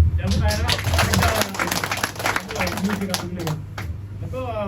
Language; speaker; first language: Thai; non-native, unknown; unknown